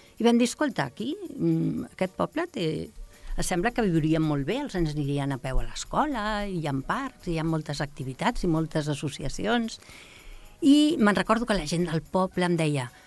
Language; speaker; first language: Catalan; native; Catalan